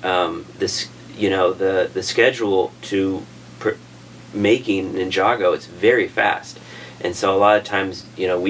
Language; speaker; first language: English; native; English